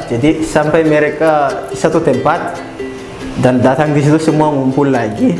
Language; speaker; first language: Malay; non-native, fluent; Malagasy